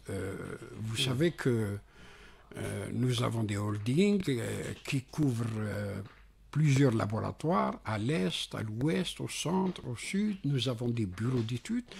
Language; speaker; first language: French; non-native, local second language; Arabic